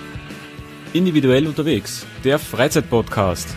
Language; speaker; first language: German; native; German